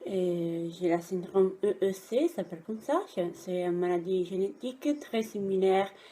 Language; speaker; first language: French; non-native, fluent; Italian